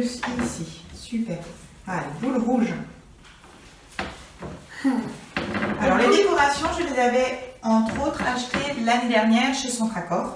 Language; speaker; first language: French; native; French